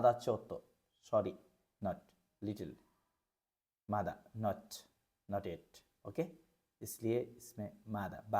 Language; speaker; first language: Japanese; non-native, fluent; Nepali